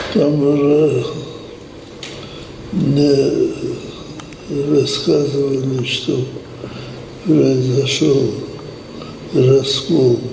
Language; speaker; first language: Russian; non-native, local second language; Georgian